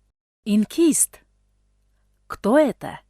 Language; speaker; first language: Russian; non-native, fluent; Tajik